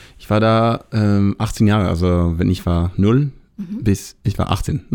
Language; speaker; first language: German; non-native, learner; Hebrew